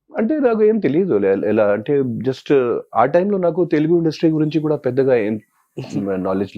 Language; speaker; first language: Telugu; non-native, local second language; Hindi